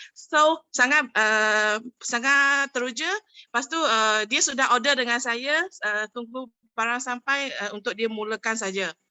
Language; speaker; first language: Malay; non-native, local second language; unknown